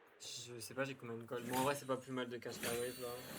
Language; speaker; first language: French; native; French